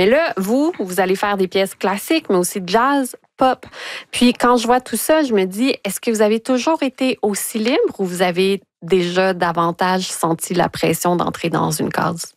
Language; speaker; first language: French; native; French